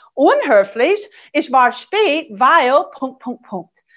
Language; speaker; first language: German; non-native, fluent; English